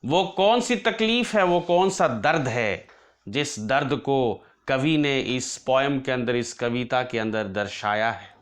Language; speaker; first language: Hindi; non-native, local second language; Assamese